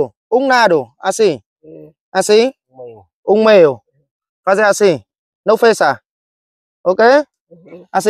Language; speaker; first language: Portuguese; non-native, learner; Vietnamese